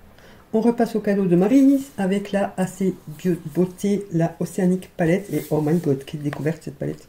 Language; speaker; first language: French; native; French